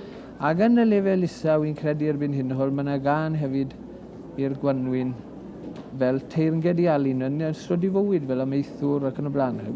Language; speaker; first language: Welsh; native; Welsh